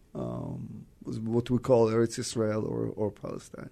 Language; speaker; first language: English; non-native, fluent; Russian